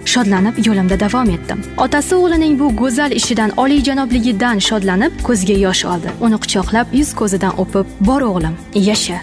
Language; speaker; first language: Uzbek; native; Uzbek